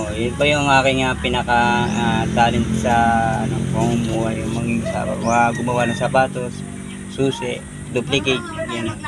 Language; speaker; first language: Filipino; non-native, local second language; Cebuano